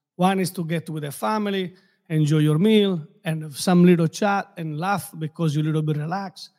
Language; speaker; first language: English; non-native, fluent; Italian